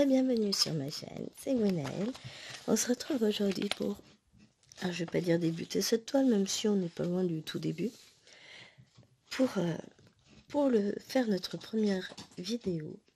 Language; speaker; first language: French; native; French